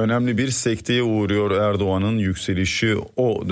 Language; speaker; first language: Turkish; native; Turkish